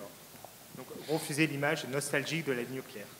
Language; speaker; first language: French; native; French